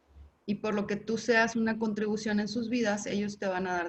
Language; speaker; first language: Spanish; native; Spanish